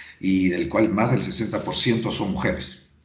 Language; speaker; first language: Spanish; native; Spanish